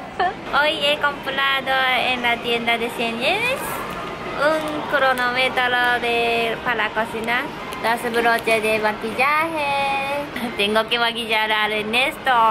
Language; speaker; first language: Spanish; non-native, fluent; Japanese